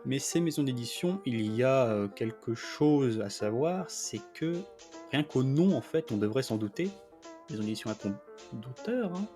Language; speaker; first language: French; native; French